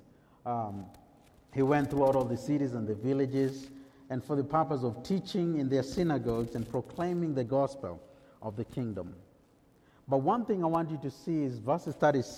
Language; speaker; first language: English; native; English